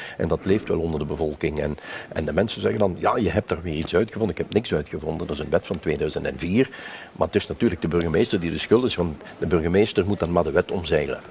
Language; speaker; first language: Dutch; non-native, local second language; Limburgish